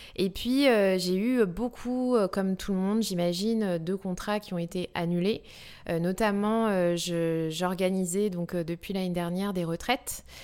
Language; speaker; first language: French; native; French